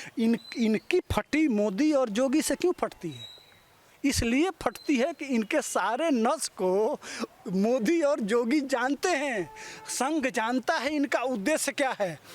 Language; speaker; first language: Hindi; native; Hindi